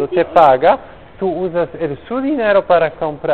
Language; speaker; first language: Spanish; non-native, learner; Polish